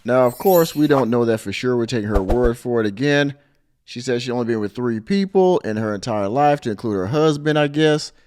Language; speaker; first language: English; native; English